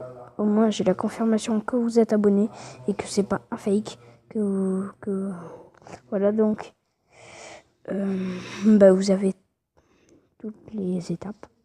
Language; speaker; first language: French; native; French